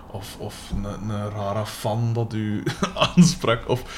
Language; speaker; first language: Dutch; native; Dutch